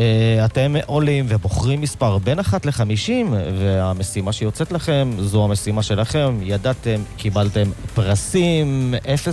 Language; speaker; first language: Hebrew; native; Hebrew